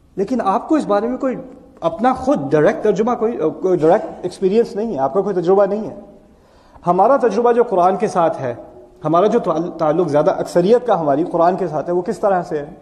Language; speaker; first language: Urdu; early bilingual, heritage; Urdu